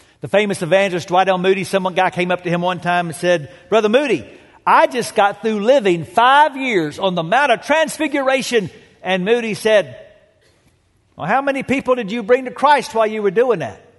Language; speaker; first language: English; native; English